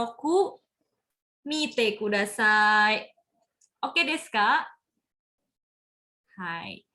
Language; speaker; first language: Japanese; non-native, fluent; Indonesian